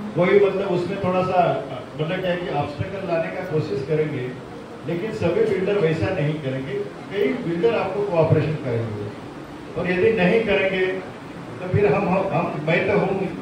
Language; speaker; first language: Hindi; non-native, local second language; Marathi